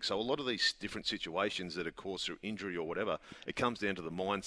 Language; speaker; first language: English; native; English